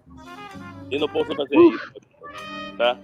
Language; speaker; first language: Portuguese; non-native, learner; English